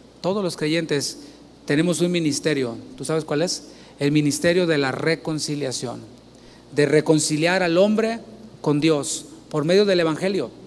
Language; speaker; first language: Spanish; native; Spanish